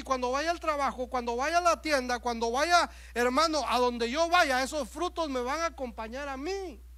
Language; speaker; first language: Spanish; native; Spanish